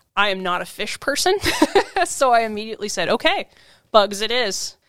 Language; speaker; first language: English; native; English